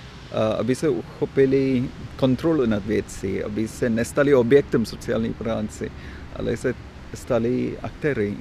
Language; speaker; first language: Czech; non-native, fluent; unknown